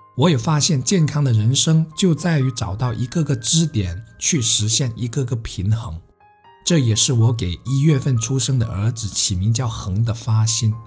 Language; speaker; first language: Chinese; native; Chinese